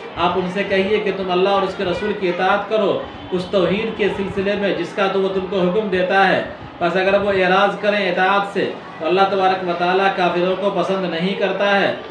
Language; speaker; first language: Urdu; native; Urdu